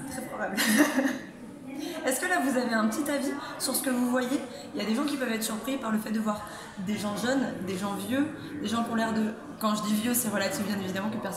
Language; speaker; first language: French; native; French